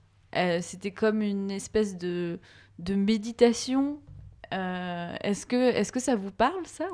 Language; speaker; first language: French; native; French